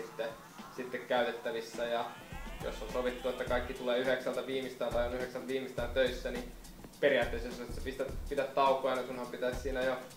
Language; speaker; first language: Finnish; native; Finnish